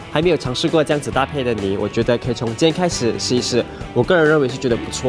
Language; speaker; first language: Chinese; native; Chinese